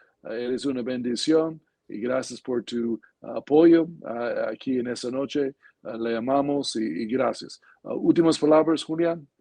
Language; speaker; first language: Spanish; non-native, fluent; English